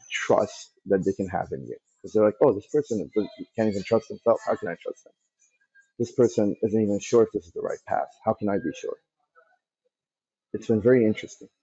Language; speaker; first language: English; early bilingual, other home language; Persian